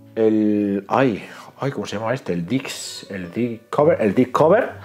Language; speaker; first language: Spanish; native; Spanish